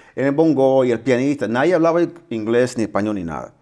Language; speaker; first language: Spanish; early bilingual, heritage; Spanish